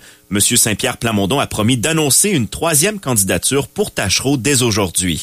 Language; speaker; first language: French; native; French